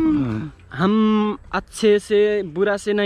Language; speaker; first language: Hindi; non-native, learner; Nepali